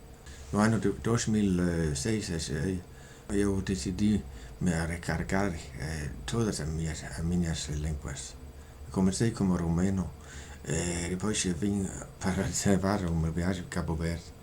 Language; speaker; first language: Portuguese; non-native, learner; Danish